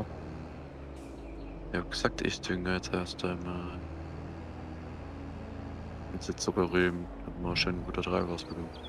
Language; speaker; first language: German; native; German